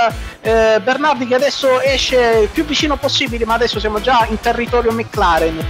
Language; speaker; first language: Italian; native; Italian